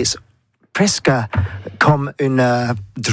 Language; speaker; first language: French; non-native, learner; English